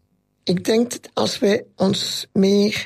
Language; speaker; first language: Dutch; non-native, local second language; French